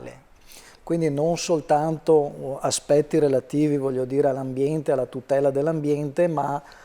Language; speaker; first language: Italian; native; Italian